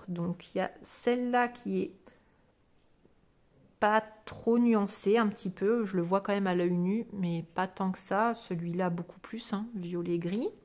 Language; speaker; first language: French; native; French